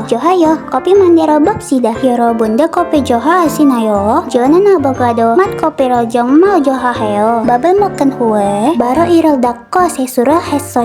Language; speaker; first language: Korean; non-native, learner; Indonesian